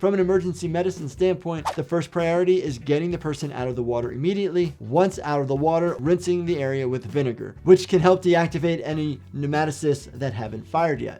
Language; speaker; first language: English; native; English